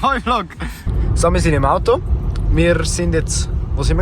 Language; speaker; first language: German; native; German